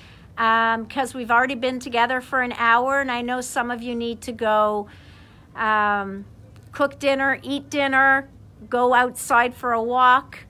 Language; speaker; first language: English; native; English